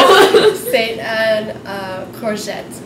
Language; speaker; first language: French; non-native, learner; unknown